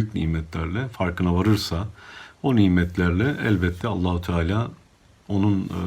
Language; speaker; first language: Turkish; native; Turkish